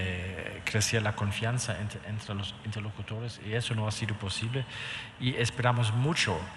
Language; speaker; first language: Spanish; non-native, fluent; German